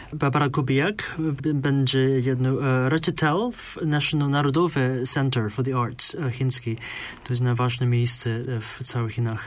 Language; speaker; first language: Polish; non-native, learner; Chinese